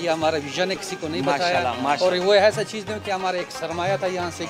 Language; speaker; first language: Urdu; non-native, local second language; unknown